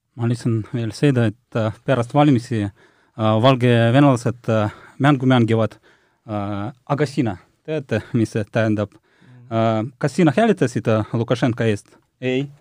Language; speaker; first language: Estonian; non-native, local second language; Russian